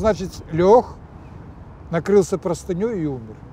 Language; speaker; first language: Russian; native; Russian